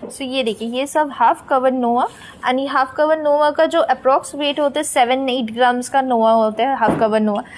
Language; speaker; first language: Hindi; non-native, local second language; Bangla